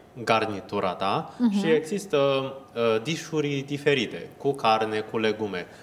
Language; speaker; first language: Romanian; non-native, fluent; Chinese